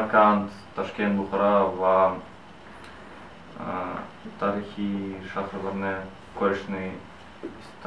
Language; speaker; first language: Uzbek; non-native, learner; Russian